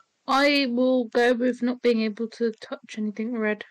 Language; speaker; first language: English; native; English